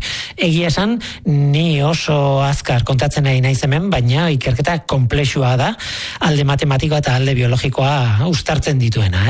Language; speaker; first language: Basque; native; Basque